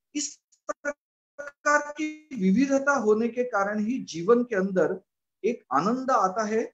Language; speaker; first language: Hindi; non-native, local second language; Marathi